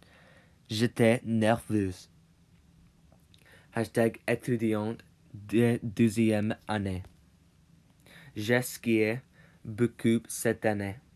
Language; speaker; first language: French; non-native, learner; English